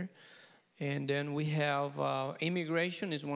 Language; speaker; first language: English; non-native, fluent; Spanish